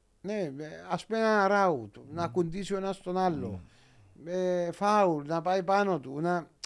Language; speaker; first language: Greek; native; Greek